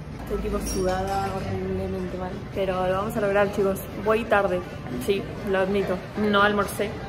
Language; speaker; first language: Spanish; native; Spanish